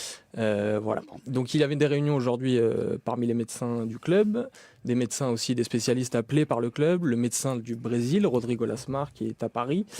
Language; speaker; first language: French; native; French